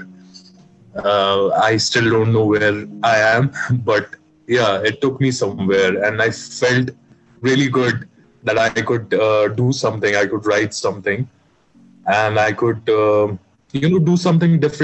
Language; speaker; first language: English; non-native, local second language; Kashmiri